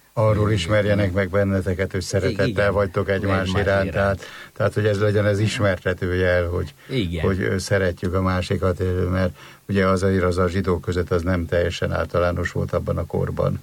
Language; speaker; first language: Hungarian; native; Hungarian